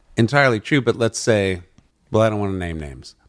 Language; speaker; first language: English; native; English